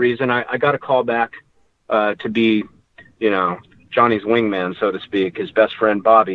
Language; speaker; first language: English; native; English